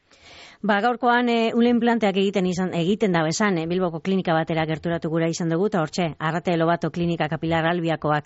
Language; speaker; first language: Basque; native; Basque